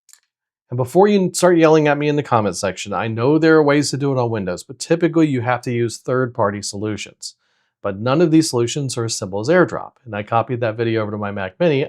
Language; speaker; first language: English; native; English